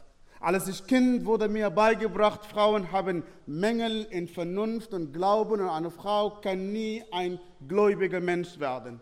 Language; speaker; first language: German; non-native, fluent; Arabic